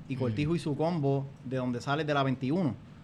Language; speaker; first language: Spanish; native; Spanish